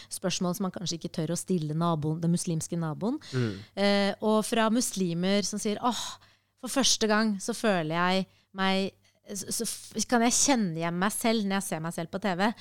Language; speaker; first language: Norwegian; early bilingual, other home language; Arabic